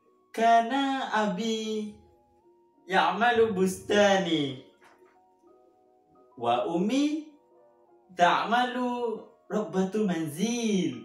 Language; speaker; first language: Arabic; non-native, learner; Malay